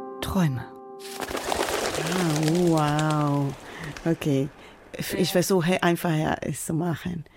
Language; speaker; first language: German; non-native, fluent; Spanish